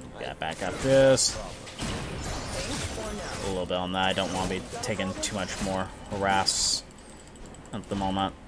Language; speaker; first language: English; native; English